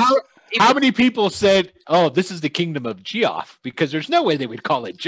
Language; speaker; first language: English; native; English